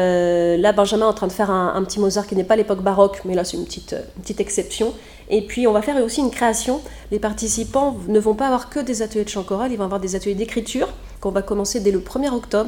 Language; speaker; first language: French; native; French